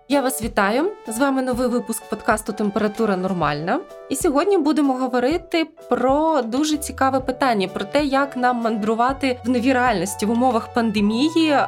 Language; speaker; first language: Ukrainian; native; Ukrainian